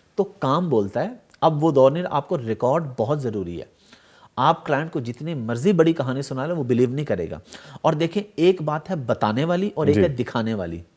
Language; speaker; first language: Urdu; native; Urdu